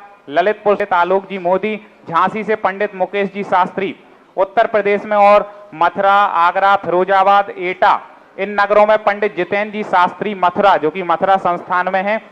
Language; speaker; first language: Hindi; native; Hindi